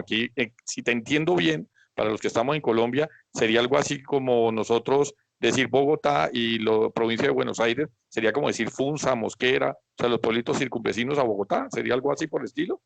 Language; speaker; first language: Spanish; native; Spanish